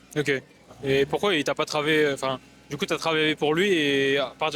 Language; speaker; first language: French; native; French